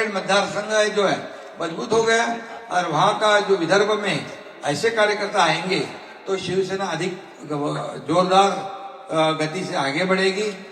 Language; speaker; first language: Hindi; non-native, local second language; Marathi